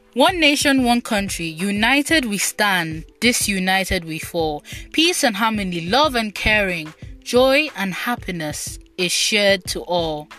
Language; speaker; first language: English; non-native, local second language; Igbo